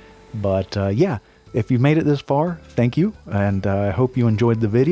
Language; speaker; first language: English; native; English